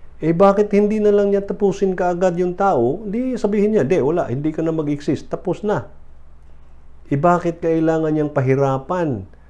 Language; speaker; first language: Filipino; native; Filipino